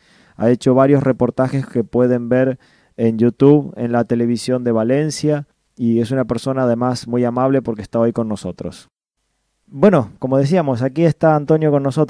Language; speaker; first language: Spanish; native; Spanish